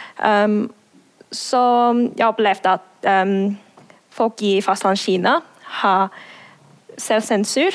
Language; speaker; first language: Norwegian; non-native, fluent; Cantonese